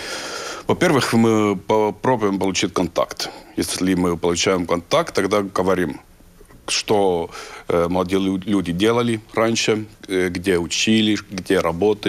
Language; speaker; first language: Russian; non-native, learner; Estonian